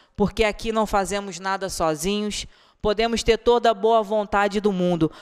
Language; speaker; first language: Portuguese; native; Portuguese